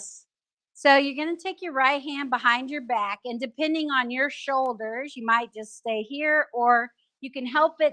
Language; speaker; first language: English; native; English